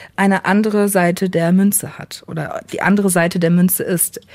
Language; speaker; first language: German; native; German